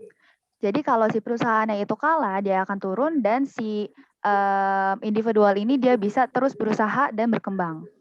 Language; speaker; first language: Indonesian; native; Indonesian